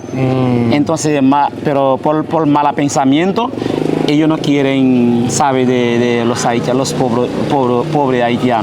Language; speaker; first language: Spanish; early bilingual, heritage; Haitian Creole